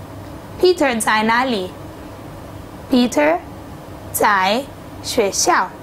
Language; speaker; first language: Chinese; non-native, learner; English